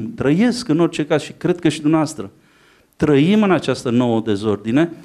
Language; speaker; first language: Romanian; native; Romanian